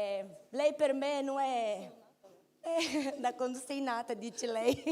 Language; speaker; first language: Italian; non-native, fluent; Portuguese